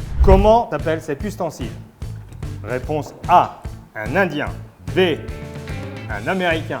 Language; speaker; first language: French; native; French